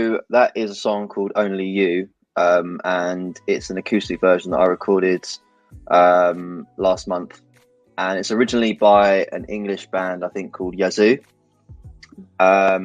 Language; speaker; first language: English; native; English